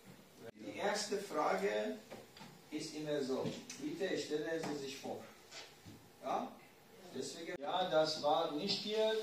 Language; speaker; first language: German; non-native, learner; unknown